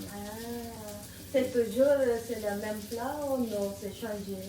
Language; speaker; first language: French; non-native, learner; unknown